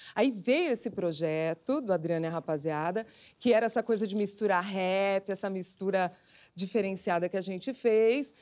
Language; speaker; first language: Portuguese; native; Portuguese